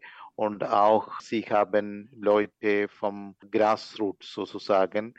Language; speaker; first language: German; non-native, learner; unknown